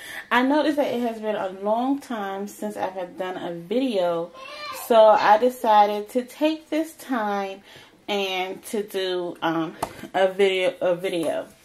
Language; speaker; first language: English; native; English